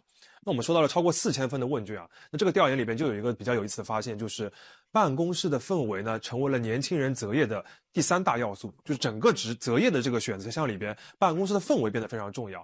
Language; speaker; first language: Chinese; native; Chinese